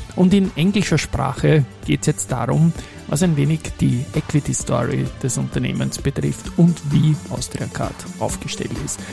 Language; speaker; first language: German; native; German